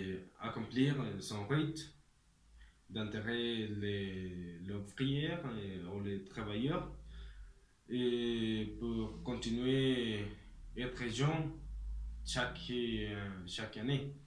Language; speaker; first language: French; non-native, learner; Spanish